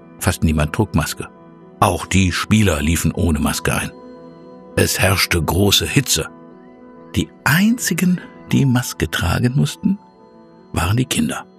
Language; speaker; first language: German; native; German